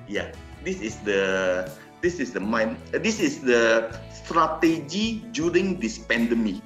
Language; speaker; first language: English; non-native, learner; Indonesian